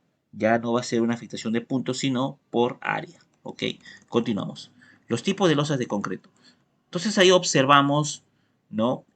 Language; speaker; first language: Spanish; native; Spanish